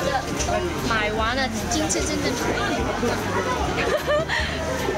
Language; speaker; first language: Chinese; non-native, local second language; Cantonese